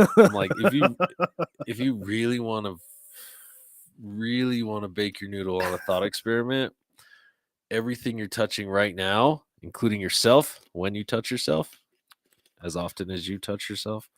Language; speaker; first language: English; native; English